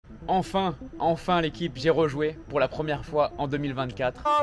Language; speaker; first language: French; native; French